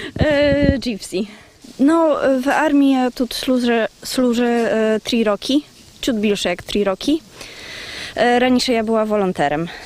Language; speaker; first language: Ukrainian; non-native, learner; Polish